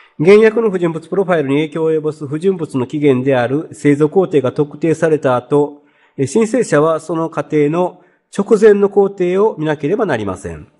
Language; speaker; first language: Japanese; native; Japanese